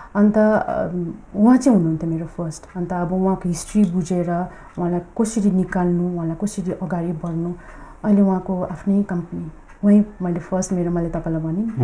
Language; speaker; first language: Nepali; native; Nepali